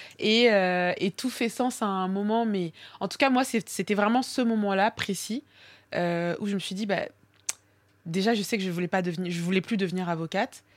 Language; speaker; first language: French; early bilingual, other home language; Swahili